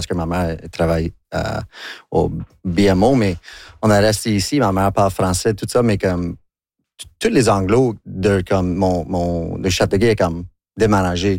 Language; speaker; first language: French; non-native, local second language; English